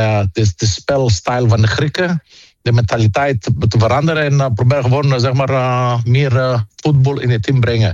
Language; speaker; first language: Dutch; non-native, fluent; Greek